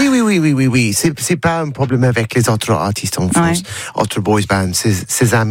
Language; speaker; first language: French; non-native, learner; English